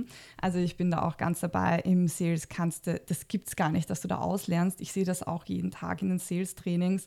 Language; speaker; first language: German; native; German